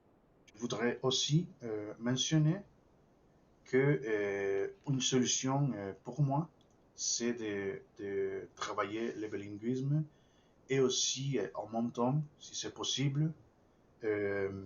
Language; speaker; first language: French; non-native, fluent; Spanish